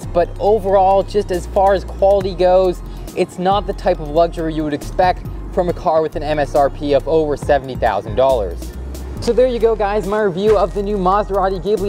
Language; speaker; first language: English; native; English